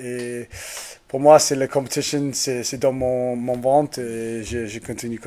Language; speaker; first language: French; non-native, learner; English